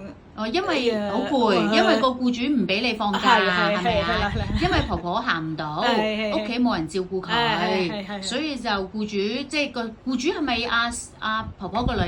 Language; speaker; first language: Cantonese; native; Cantonese